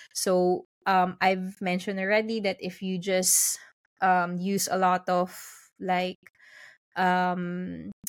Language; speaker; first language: English; non-native, local second language; Filipino